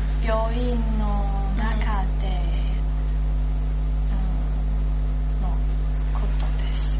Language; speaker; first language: Japanese; non-native, learner; Chinese